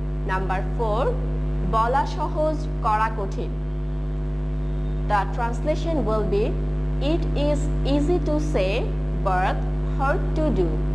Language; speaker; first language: English; non-native, local second language; Bangla